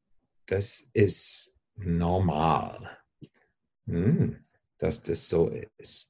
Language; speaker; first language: German; non-native, fluent; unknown